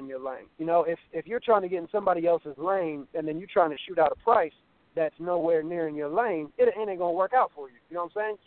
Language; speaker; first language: English; native; English